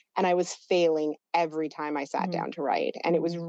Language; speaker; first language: English; native; English